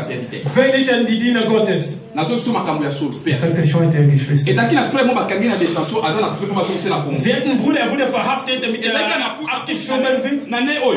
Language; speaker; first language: German; non-native, learner; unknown